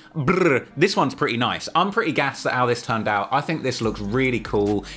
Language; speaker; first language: English; native; English